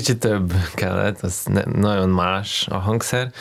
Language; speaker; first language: Hungarian; early bilingual, heritage; Hungarian